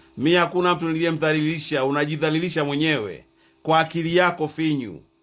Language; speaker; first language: Swahili; native; Swahili